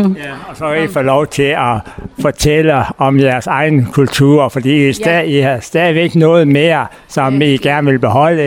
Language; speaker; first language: Danish; native; Danish